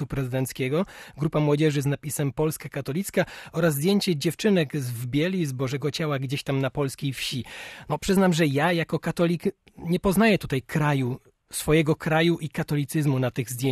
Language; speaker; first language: Polish; native; Polish